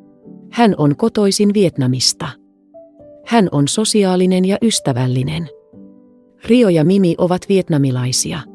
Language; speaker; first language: Finnish; non-native, fluent; Vietnamese